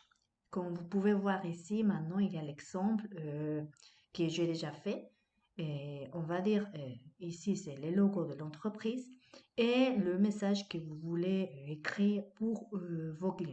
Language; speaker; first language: French; non-native, fluent; Spanish